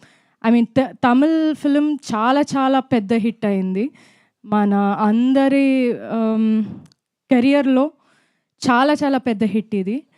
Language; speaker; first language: Telugu; non-native, fluent; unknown